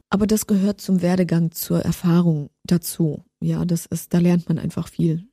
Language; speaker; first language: German; early bilingual, other home language; Polish